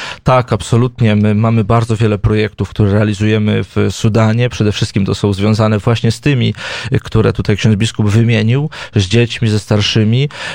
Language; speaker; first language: Polish; native; Polish